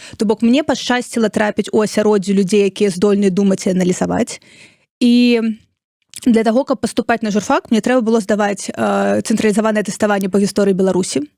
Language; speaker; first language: Belarusian; non-native, local second language; Russian